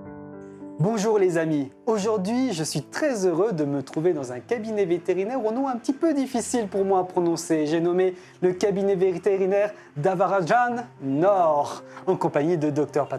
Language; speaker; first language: French; native; French